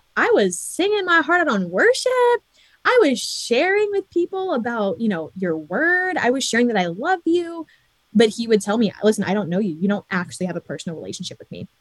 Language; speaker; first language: English; native; English